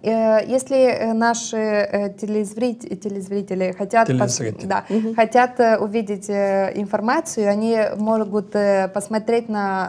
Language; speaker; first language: Russian; non-native, local second language; Romanian